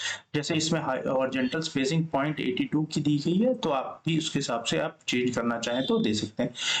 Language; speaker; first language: Hindi; native; Hindi